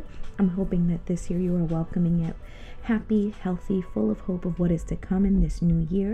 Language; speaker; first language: English; native; English